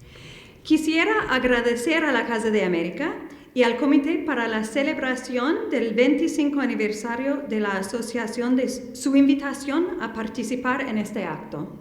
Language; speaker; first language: Spanish; non-native, fluent; English